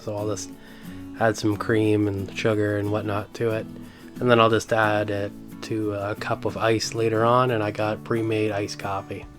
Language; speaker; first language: English; native; English